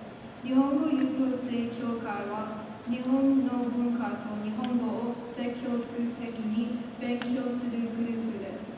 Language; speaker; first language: Japanese; non-native, learner; English